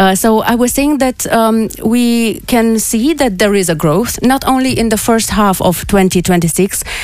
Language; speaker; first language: English; non-native, fluent; Romanian